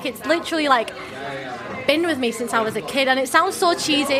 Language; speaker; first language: English; native; English